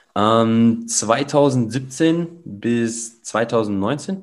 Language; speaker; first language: German; native; German